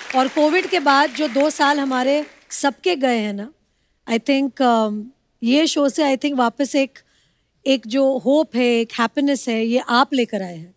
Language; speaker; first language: Hindi; non-native, local second language; Bangla